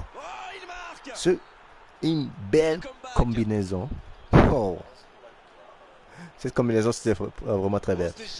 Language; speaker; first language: French; non-native, fluent; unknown